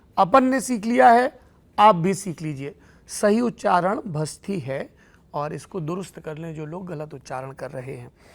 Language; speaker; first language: Hindi; native; Hindi